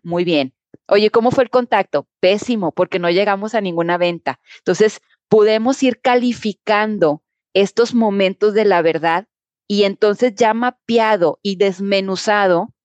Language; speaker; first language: Spanish; native; Spanish